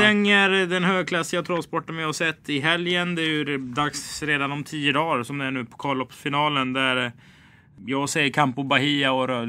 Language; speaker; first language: Swedish; native; Swedish